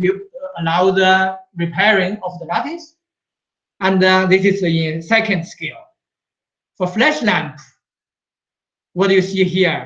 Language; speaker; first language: English; non-native, fluent; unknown